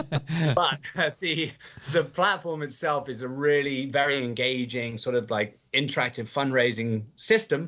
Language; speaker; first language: English; native; English